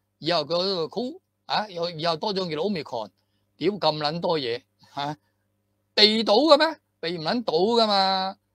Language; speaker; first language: Chinese; non-native, local second language; Cantonese